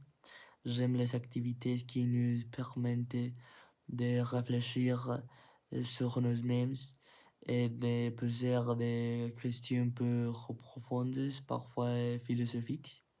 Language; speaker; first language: French; non-native, learner; Spanish